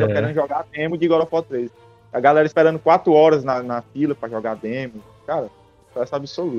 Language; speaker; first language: Portuguese; native; Portuguese